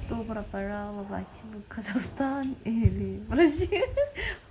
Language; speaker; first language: Russian; non-native, learner; Korean